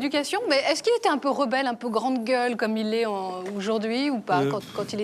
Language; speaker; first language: French; native; French